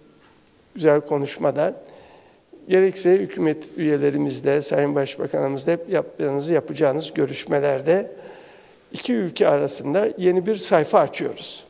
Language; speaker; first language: Turkish; native; Turkish